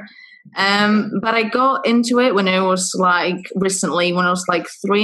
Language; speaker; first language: English; non-native, fluent; Polish